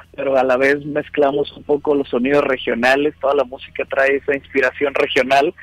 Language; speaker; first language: Spanish; native; Spanish